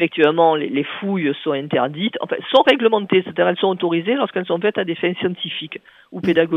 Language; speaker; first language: French; native; French